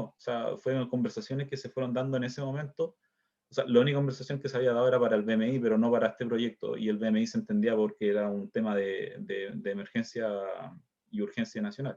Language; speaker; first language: Spanish; native; Spanish